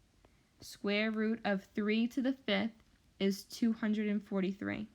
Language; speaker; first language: English; native; English